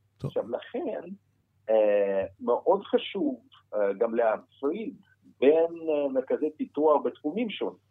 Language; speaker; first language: Hebrew; non-native, fluent; Russian